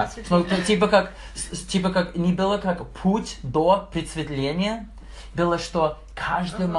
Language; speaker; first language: Russian; non-native, learner; English